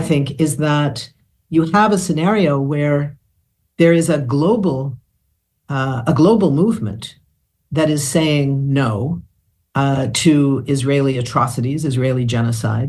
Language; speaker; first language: English; native; English